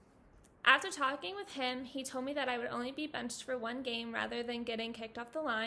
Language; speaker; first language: English; native; English